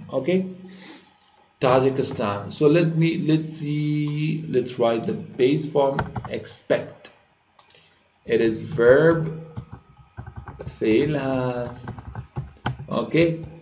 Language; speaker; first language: English; non-native, fluent; Persian